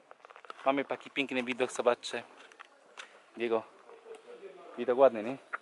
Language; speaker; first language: Polish; non-native, learner; Spanish